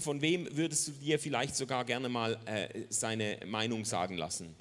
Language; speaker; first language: German; native; German